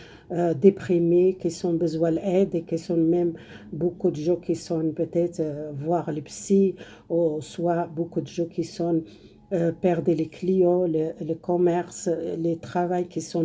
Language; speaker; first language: French; non-native, learner; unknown